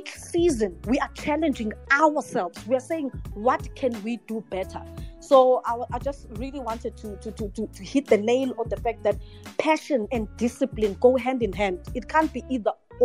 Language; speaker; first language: English; non-native, local second language; Zulu